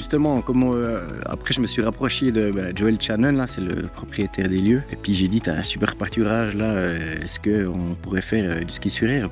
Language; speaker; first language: French; native; French